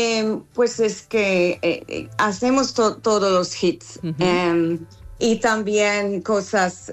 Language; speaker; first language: Spanish; non-native, learner; English